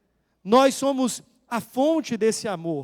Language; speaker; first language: Portuguese; native; Portuguese